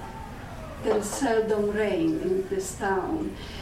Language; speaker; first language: English; non-native, fluent; Polish